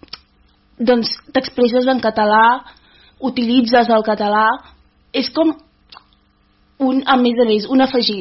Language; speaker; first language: Catalan; early bilingual, other home language; Wolof